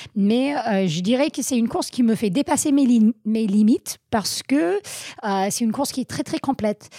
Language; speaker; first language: French; non-native, fluent; English